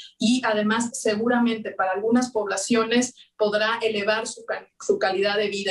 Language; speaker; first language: Spanish; native; Spanish